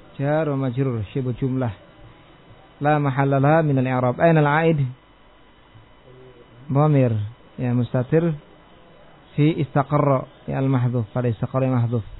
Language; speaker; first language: Arabic; non-native, fluent; Indonesian